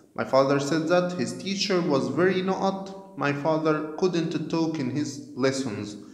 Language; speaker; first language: English; non-native, fluent; Arabic